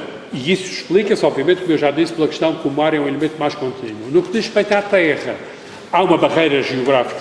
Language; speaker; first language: Portuguese; native; Portuguese